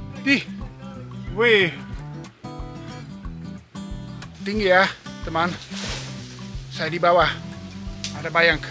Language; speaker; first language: Indonesian; non-native, learner; Dutch